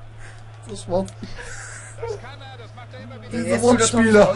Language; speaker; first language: German; native; German